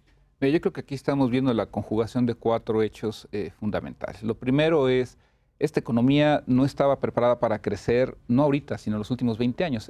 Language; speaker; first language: Spanish; native; Spanish